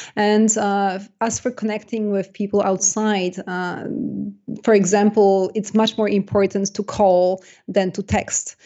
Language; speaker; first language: English; non-native, fluent; Polish